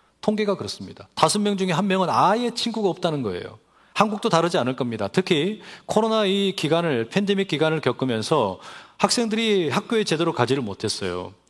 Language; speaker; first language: Korean; native; Korean